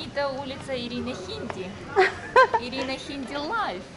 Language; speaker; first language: Russian; native; Russian